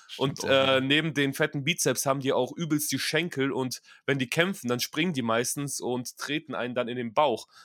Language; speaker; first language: German; early bilingual, other home language; Russian